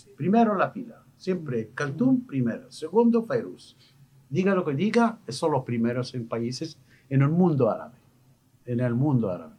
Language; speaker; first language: Spanish; non-native, fluent; Arabic